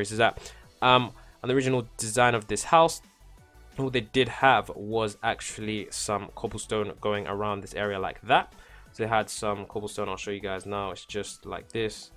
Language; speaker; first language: English; native; English